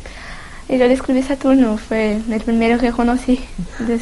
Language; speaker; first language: Spanish; non-native, learner; Portuguese